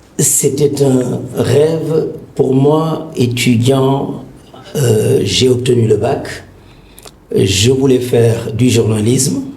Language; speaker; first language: French; non-native, local second language; Wolof